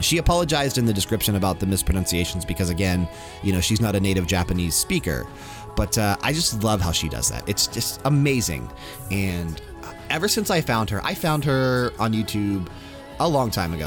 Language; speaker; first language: English; native; English